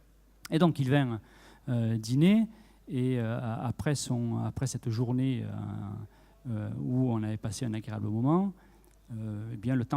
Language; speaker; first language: French; native; French